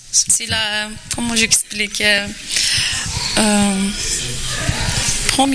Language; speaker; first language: French; non-native, learner; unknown